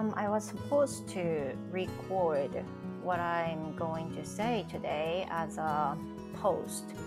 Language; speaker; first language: English; non-native, fluent; Japanese